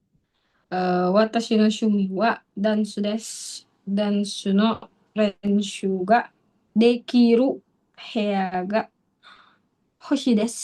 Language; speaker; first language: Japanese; non-native, learner; Indonesian